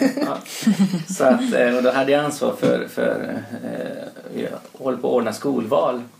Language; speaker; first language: Swedish; early bilingual, other home language; Persian